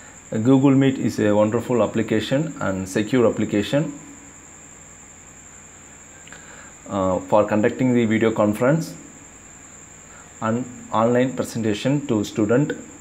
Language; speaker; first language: English; non-native, local second language; Tamil